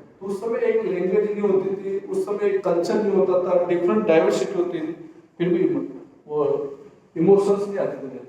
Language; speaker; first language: Hindi; native; Hindi